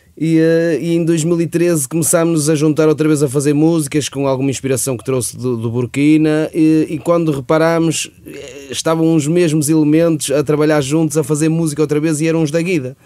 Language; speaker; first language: Portuguese; native; Portuguese